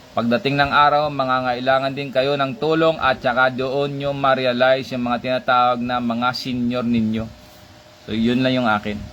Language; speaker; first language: Filipino; non-native, local second language; Hiligaynon